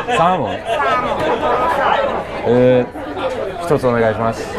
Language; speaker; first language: Japanese; non-native, learner; English